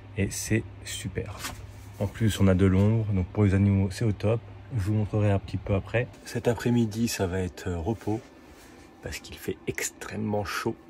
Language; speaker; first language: French; native; French